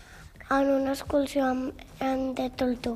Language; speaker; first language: Catalan; non-native, local second language; Spanish